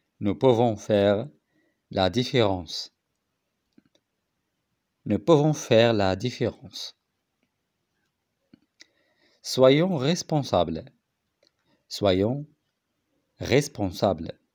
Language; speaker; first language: French; non-native, local second language; Arabic